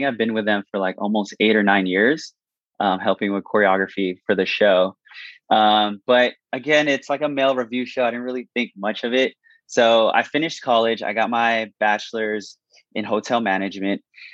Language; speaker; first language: English; native; English